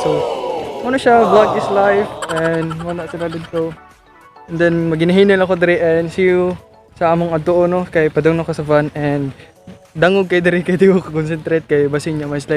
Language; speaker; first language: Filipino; non-native, local second language; Cebuano